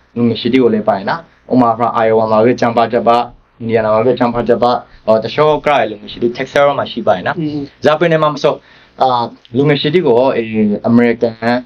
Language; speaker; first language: Burmese; native; Burmese